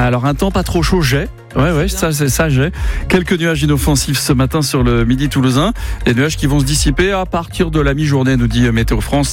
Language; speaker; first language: French; native; French